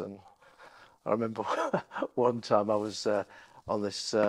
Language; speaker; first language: English; native; English